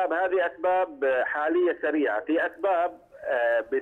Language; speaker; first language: Arabic; native; Arabic